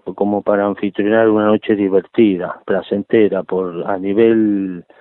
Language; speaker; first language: Spanish; native; Spanish